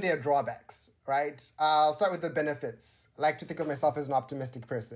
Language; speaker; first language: English; non-native, local second language; Shona